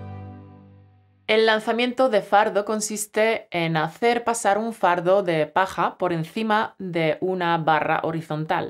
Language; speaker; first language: Spanish; native; Spanish